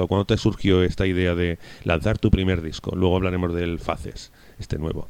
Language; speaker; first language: Spanish; native; Spanish